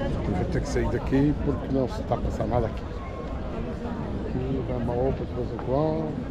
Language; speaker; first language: Portuguese; native; Portuguese